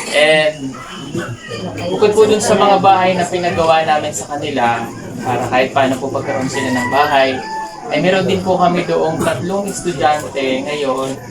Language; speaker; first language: Filipino; native; Filipino